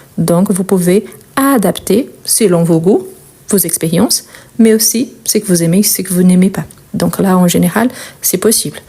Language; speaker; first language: French; non-native, fluent; Portuguese